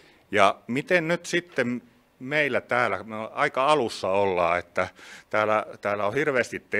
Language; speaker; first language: Finnish; native; Finnish